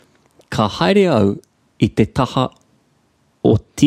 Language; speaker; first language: Māori; non-native, learner; English